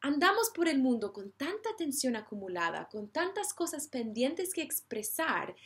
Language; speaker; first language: Spanish; non-native, fluent; English